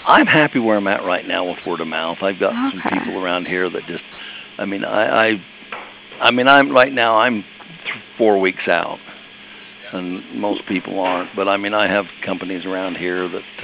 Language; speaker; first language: English; native; English